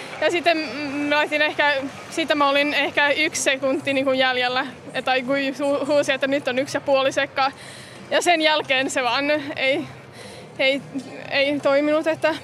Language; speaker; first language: Finnish; non-native, fluent; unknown